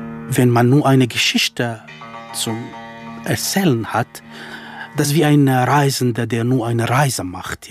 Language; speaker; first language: German; non-native, fluent; Kurdish